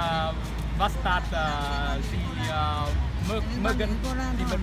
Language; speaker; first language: German; non-native, learner; Vietnamese